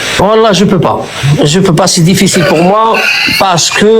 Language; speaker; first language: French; non-native, local second language; Arabic